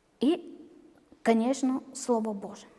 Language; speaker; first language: Ukrainian; non-native, learner; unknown